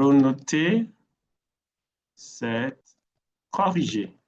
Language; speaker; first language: French; non-native, fluent; English